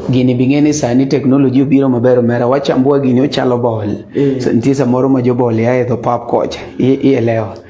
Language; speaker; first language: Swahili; non-native, local second language; Luo (Kenya and Tanzania)